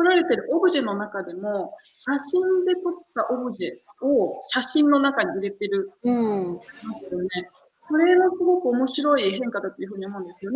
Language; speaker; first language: Japanese; native; Japanese